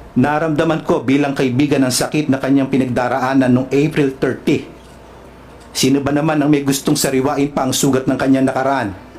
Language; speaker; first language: Filipino; non-native, local second language; Cebuano